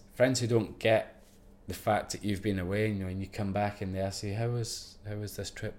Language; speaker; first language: English; native; English